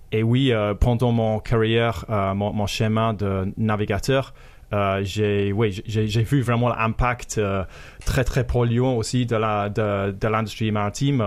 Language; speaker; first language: French; non-native, fluent; English